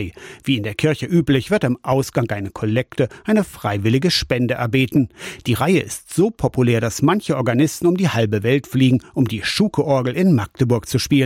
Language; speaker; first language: German; native; German